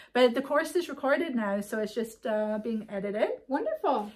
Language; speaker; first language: English; native; English